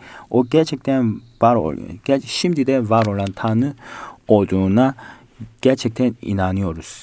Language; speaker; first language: Turkish; non-native, fluent; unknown